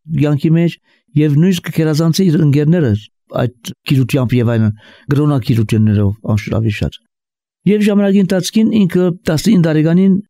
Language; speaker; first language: Armenian; early bilingual, heritage; Armenian